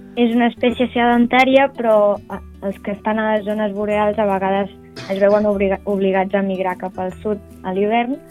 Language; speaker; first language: Catalan; native; Catalan